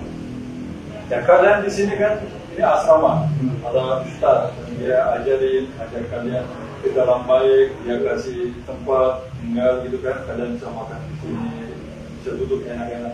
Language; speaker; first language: Indonesian; non-native, fluent; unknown